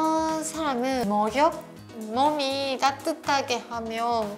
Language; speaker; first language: Korean; non-native, learner; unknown